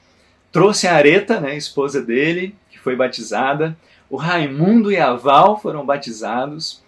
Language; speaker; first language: Portuguese; native; Portuguese